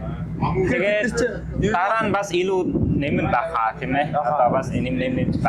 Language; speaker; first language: Mongolian; non-native, learner; Vietnamese